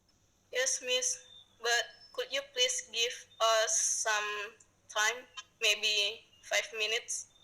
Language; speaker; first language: English; non-native, learner; Indonesian